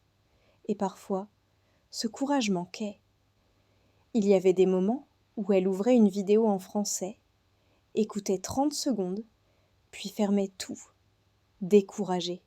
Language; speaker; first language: French; non-native, fluent; Hindi